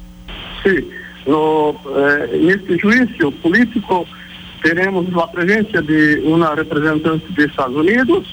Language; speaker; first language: Spanish; non-native, learner; Portuguese